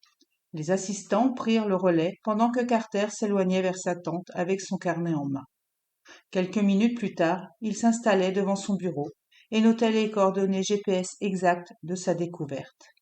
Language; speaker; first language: French; native; French